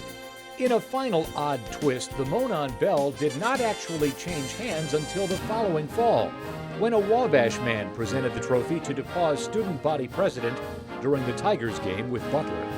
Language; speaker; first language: English; native; English